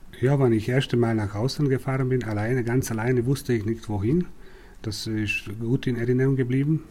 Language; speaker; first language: German; non-native, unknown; Hungarian